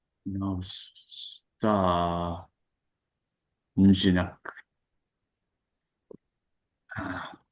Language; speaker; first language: Japanese; non-native, learner; English